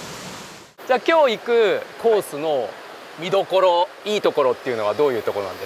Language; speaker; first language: Japanese; native; Japanese